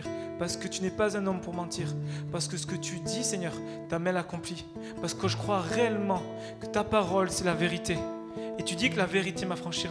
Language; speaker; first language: French; native; French